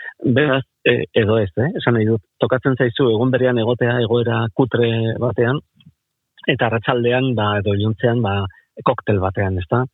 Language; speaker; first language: Basque; non-native, local second language; Spanish